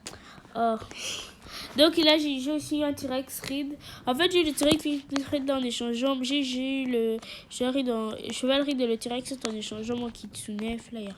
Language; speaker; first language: French; native; French